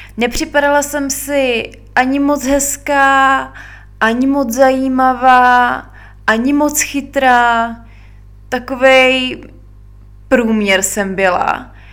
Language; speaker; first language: Czech; native; Czech